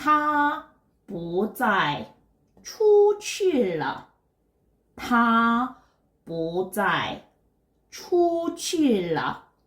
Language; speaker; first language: Chinese; non-native, fluent; Korean